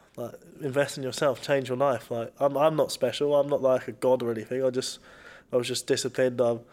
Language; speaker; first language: English; native; English